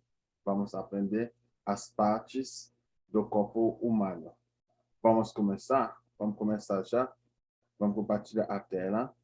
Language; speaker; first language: Portuguese; non-native, fluent; Haitian Creole